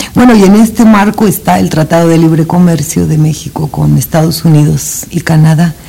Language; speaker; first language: Spanish; native; Spanish